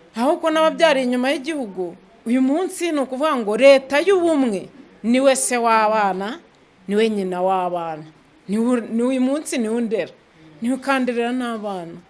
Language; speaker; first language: Kinyarwanda; native; Kinyarwanda